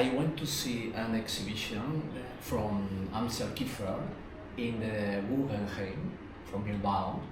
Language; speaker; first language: English; non-native, learner; Spanish